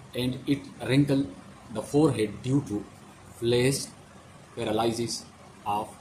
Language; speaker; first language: English; non-native, local second language; Urdu